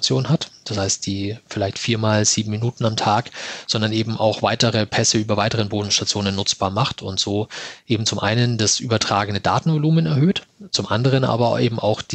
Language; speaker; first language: German; native; German